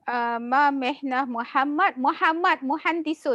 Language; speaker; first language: Arabic; non-native, learner; Malay